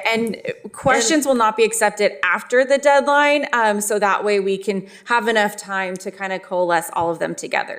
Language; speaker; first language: English; native; English